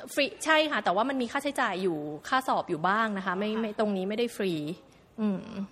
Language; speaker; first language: Thai; native; Thai